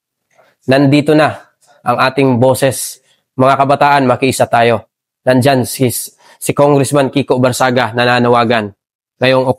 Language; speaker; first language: Filipino; native; Filipino